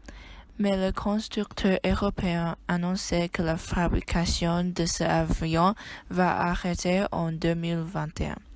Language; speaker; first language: French; non-native, learner; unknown